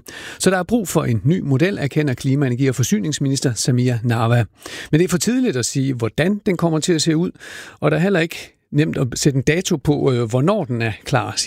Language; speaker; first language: Danish; native; Danish